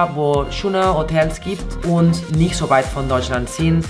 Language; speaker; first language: German; non-native, fluent; Spanish